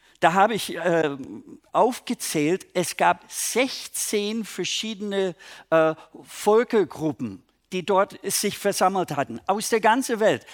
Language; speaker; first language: German; non-native, fluent; English